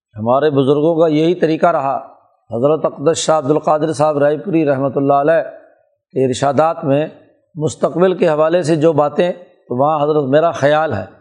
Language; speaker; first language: Urdu; non-native, local second language; Punjabi